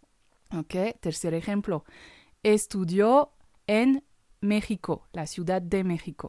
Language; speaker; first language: Spanish; non-native, fluent; French